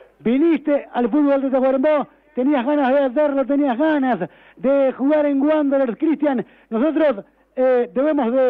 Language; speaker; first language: Spanish; native; Spanish